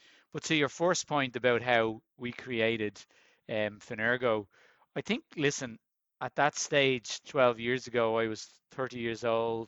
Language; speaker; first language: English; native; English